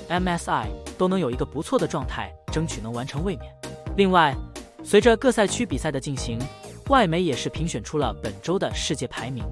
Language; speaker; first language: Chinese; native; Chinese